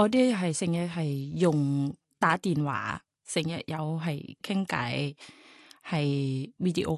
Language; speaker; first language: Cantonese; non-native, learner; Thai